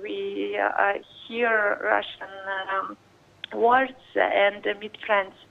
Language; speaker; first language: English; non-native, learner; Russian